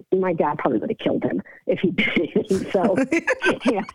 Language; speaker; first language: English; native; English